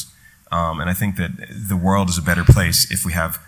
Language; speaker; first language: English; native; English